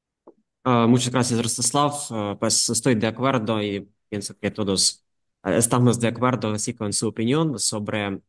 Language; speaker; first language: Spanish; non-native, fluent; Ukrainian